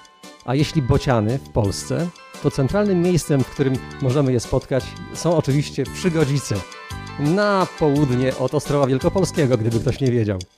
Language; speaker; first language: Polish; native; Polish